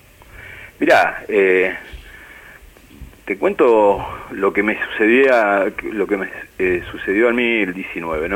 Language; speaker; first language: Spanish; native; Spanish